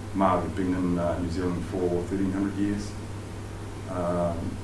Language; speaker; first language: English; native; English